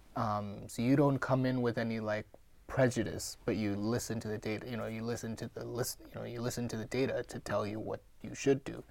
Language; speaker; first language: English; non-native, local second language; Gujarati